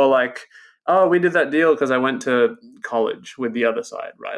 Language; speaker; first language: English; native; English